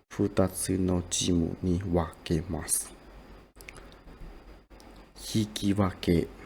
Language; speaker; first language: Japanese; non-native, learner; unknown